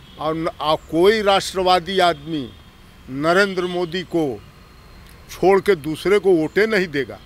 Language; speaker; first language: Hindi; native; Hindi